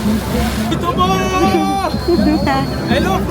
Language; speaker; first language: Portuguese; non-native, learner; French